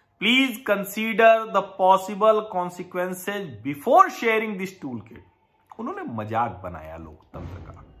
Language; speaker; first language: Hindi; native; Hindi